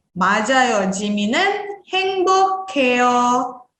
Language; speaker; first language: Korean; non-native, fluent; Indonesian